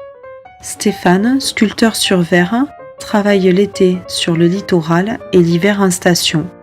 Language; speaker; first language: French; native; French